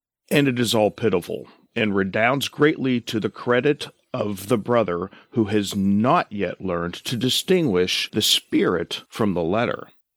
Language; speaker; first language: English; native; English